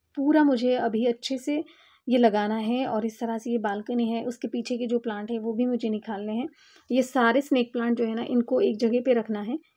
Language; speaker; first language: Hindi; non-native, local second language; Marathi